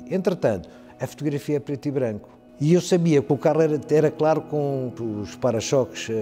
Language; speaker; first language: Portuguese; native; Portuguese